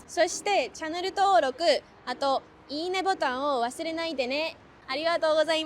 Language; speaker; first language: Japanese; non-native, learner; Georgian